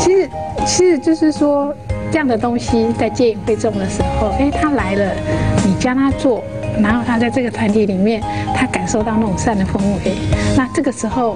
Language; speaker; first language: Chinese; native; Chinese